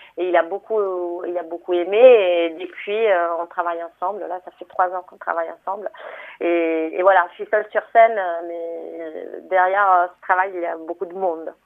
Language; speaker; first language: French; non-native, fluent; Italian